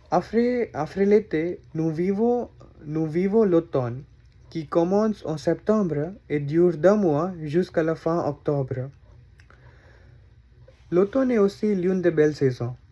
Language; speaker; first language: French; non-native, learner; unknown